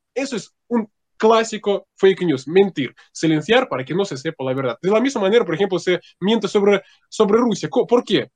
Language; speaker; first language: Spanish; non-native, fluent; Russian